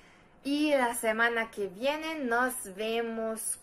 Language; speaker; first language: Spanish; non-native, learner; German